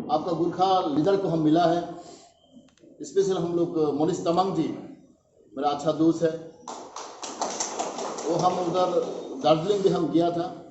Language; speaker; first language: Hindi; non-native, local second language; Kok Borok